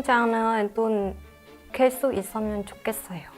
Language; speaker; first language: Korean; non-native, learner; Vietnamese